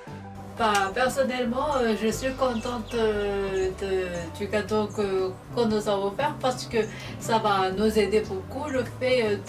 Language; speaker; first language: French; non-native, local second language; Malagasy